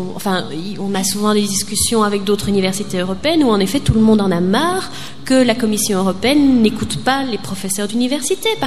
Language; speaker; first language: French; native; French